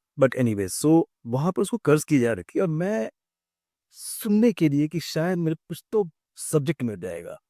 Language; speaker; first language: Hindi; native; Hindi